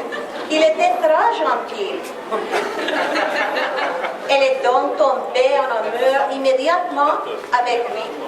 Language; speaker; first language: French; non-native, learner; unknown